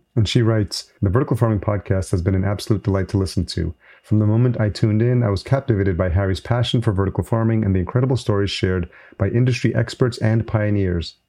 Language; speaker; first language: English; native; English